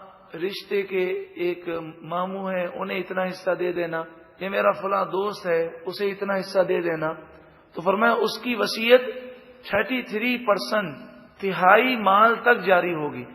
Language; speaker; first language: Urdu; native; Urdu